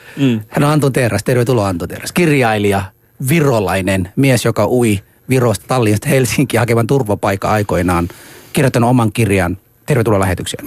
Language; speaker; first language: Finnish; non-native, fluent; Arabic